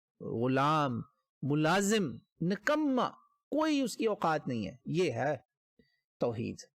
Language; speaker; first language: Urdu; native; Urdu